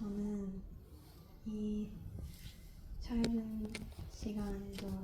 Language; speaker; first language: Korean; non-native, learner; Japanese